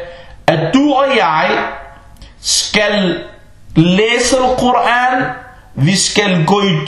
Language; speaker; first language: Danish; early bilingual, other home language; Arabic